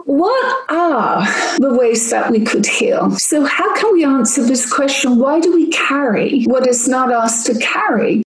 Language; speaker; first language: English; native; English